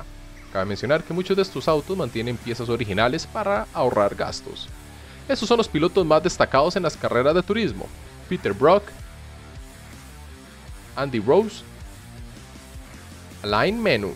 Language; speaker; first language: Spanish; native; Spanish